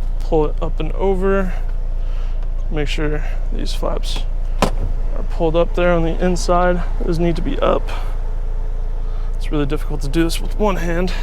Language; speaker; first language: English; native; English